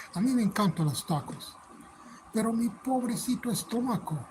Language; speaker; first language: Spanish; non-native, fluent; English